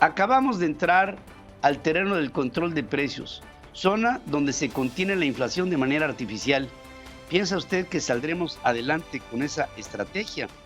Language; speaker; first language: Spanish; native; Spanish